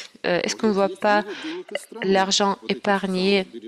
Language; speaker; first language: French; non-native, fluent; Russian